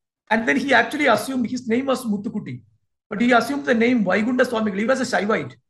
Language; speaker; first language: English; non-native, local second language; Malayalam